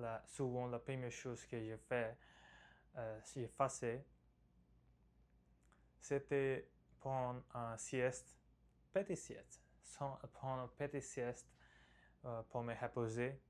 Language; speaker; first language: French; non-native, learner; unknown